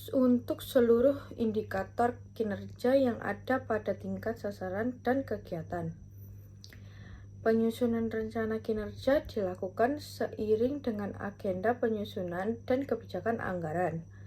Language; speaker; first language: Indonesian; native; Indonesian